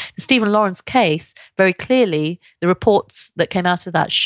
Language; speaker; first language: English; native; English